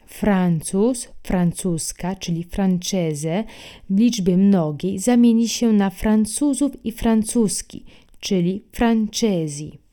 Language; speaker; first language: Polish; non-native, fluent; Italian